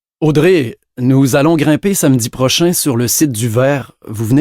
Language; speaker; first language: French; native; French